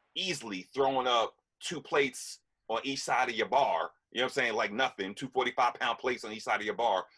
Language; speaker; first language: English; native; English